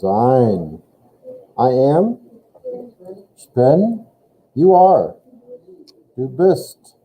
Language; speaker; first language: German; non-native, fluent; English